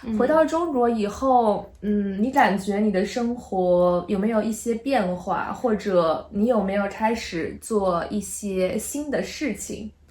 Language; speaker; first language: Chinese; native; Chinese